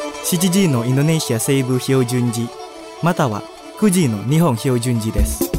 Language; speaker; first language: Japanese; non-native, fluent; Indonesian